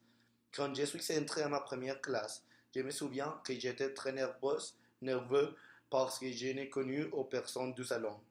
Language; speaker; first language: French; non-native, learner; Spanish